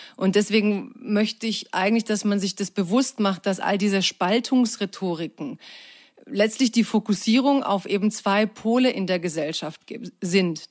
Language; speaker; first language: German; early bilingual, other home language; Croatian